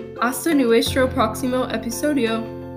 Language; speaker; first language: Spanish; non-native, learner; English